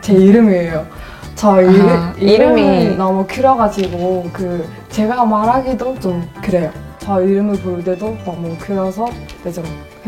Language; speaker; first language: Korean; non-native, fluent; Mongolian